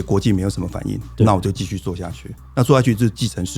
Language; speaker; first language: Chinese; native; Chinese